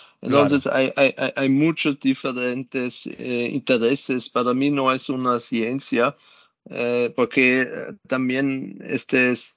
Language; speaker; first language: Spanish; non-native, learner; German